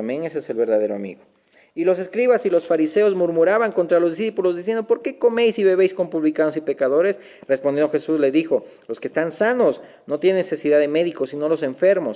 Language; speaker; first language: Spanish; native; Spanish